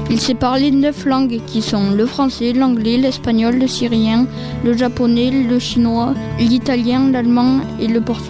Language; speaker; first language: French; native; French